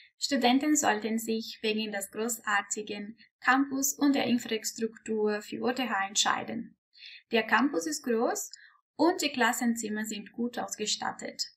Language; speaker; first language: German; non-native, fluent; Portuguese